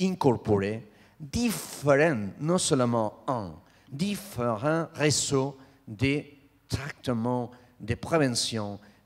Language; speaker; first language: French; non-native, learner; Spanish